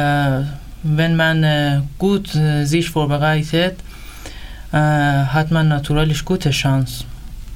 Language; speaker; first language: German; non-native, learner; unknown